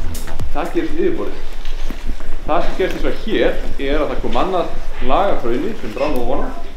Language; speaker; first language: Icelandic; native; Icelandic